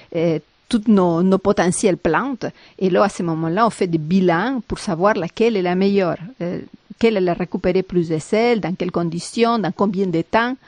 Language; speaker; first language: French; non-native, fluent; Spanish